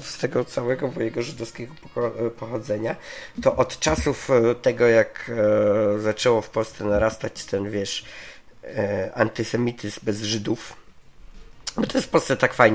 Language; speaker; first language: Polish; native; Polish